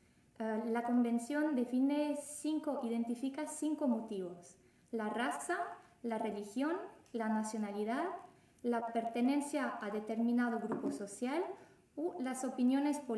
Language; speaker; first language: Spanish; non-native, fluent; French